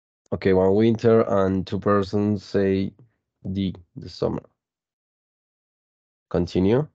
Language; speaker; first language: English; non-native, fluent; Spanish